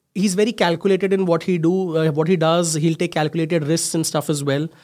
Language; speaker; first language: English; non-native, local second language; Hindi